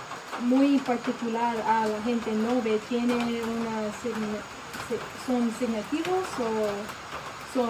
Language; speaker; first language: Spanish; non-native, learner; English